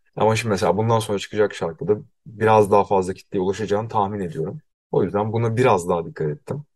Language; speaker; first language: Turkish; native; Turkish